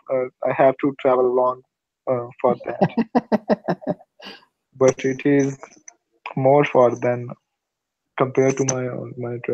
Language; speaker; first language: English; non-native, learner; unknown